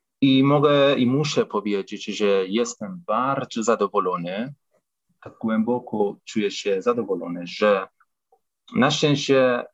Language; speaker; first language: Polish; non-native, fluent; Persian